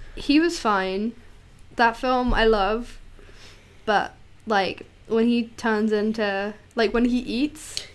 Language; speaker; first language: English; native; English